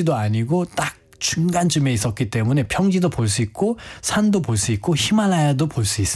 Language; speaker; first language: Korean; non-native, fluent; Nepali